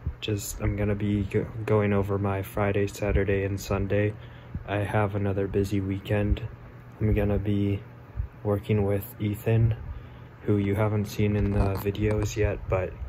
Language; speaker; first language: English; native; English